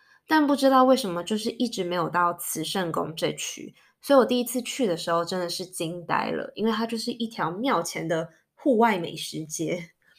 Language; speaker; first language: Chinese; early bilingual, heritage; Chinese